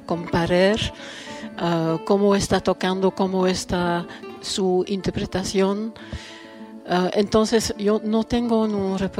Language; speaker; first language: Spanish; non-native, fluent; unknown